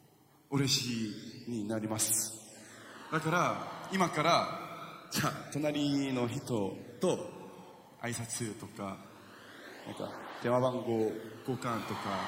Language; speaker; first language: Japanese; non-native, fluent; Korean